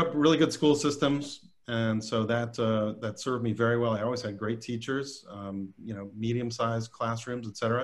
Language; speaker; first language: English; native; English